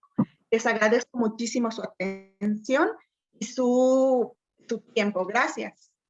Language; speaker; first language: Spanish; native; Spanish